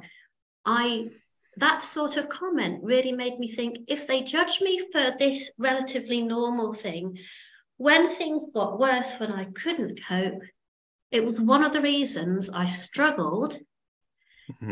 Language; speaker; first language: English; native; English